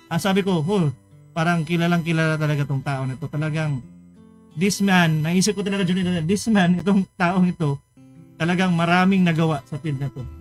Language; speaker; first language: Filipino; non-native, local second language; Cebuano